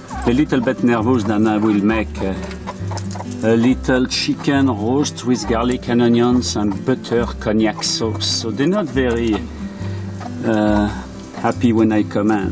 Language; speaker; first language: English; non-native, learner; French